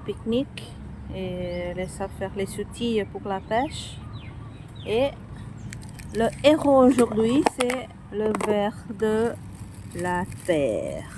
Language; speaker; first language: French; non-native, fluent; Thai